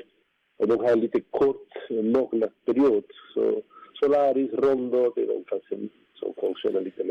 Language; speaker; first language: Swedish; non-native, fluent; Spanish